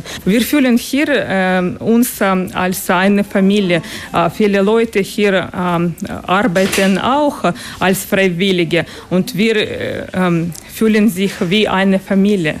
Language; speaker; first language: German; non-native, learner; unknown